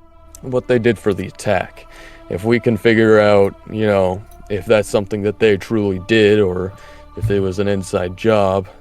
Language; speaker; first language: English; native; English